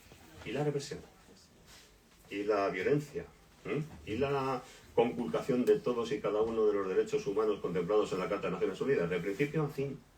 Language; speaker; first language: Spanish; native; Spanish